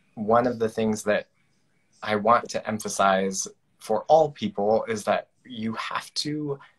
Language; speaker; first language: English; native; English